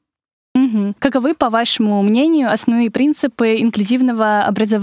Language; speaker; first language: Russian; native; Russian